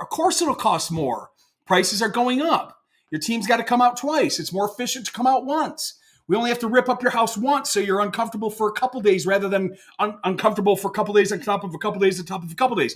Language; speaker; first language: English; native; English